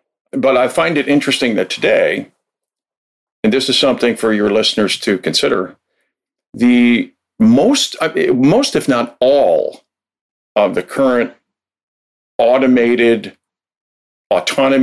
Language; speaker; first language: English; native; English